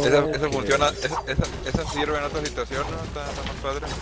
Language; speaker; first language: Spanish; native; Spanish